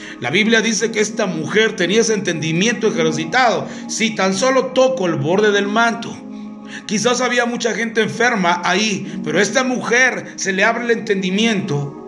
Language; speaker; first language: Spanish; native; Spanish